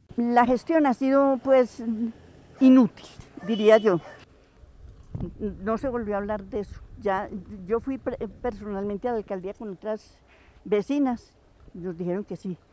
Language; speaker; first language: Spanish; native; Spanish